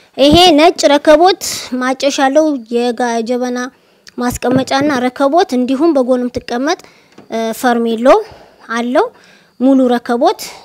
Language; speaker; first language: Amharic; native; Amharic